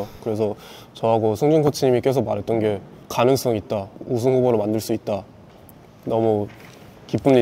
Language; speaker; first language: Korean; early bilingual, heritage; English